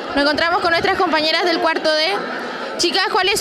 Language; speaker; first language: Spanish; native; Spanish